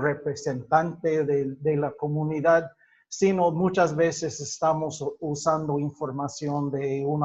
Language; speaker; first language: Spanish; non-native, fluent; English